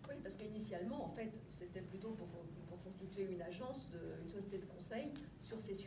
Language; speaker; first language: French; native; French